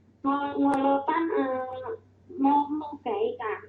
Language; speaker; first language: Chinese; non-native, learner; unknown